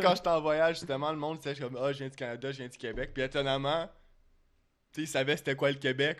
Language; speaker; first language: French; native; French